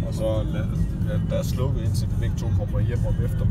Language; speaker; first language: Danish; native; Danish